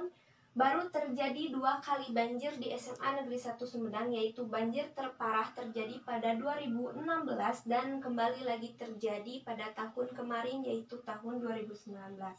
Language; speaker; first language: Indonesian; native; Indonesian